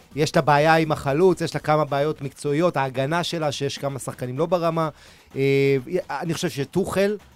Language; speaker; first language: Hebrew; early bilingual, other home language; Spanish